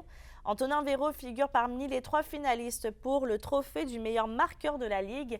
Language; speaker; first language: French; native; French